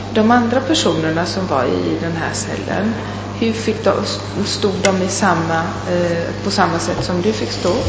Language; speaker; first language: Swedish; non-native, fluent; Italian